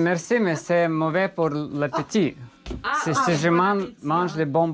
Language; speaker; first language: French; non-native, learner; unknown